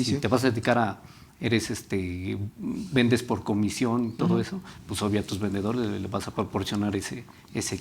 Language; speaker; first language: Spanish; native; Spanish